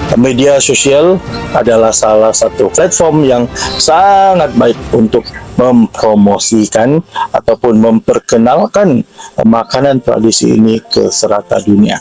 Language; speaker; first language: Malay; non-native, local second language; Central Dusun